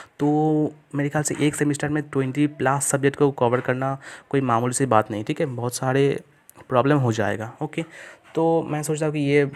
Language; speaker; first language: Hindi; non-native, local second language; Bangla